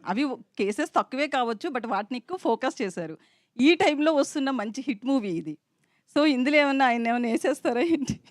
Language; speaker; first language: Telugu; native; Telugu